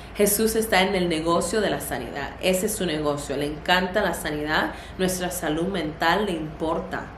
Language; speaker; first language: Spanish; early bilingual, heritage; Spanish